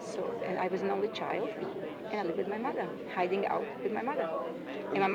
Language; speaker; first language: English; non-native, fluent; Yiddish